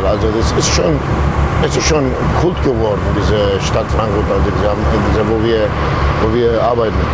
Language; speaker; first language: German; non-native, local second language; Turkish